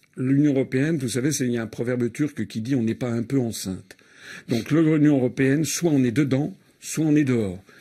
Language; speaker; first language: French; native; French